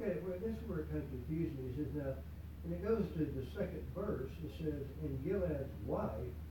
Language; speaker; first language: English; native; English